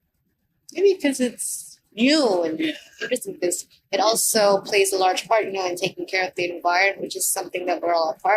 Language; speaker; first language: English; non-native, fluent; Indonesian